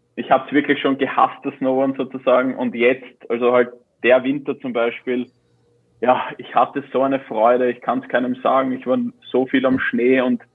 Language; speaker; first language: German; native; German